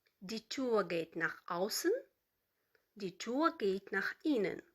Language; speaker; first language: German; non-native, fluent; Ukrainian